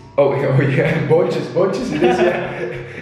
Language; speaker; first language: English; non-native, fluent; Dutch